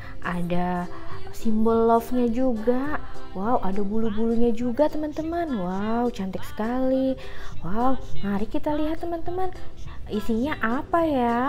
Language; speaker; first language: Indonesian; native; Indonesian